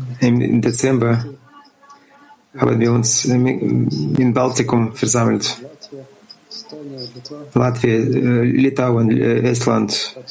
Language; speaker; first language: German; non-native, fluent; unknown